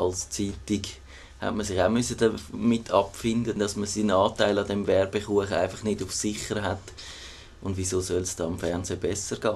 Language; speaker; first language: German; native; German